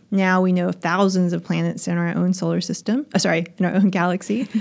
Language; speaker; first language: English; native; English